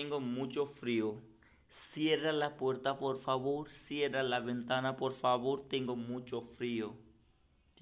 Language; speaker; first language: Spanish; non-native, learner; Hindi